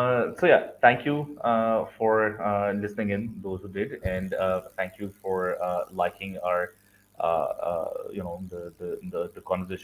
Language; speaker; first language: English; non-native, local second language; Urdu